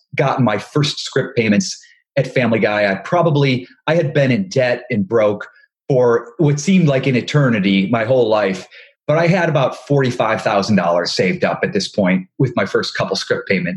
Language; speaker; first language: English; native; English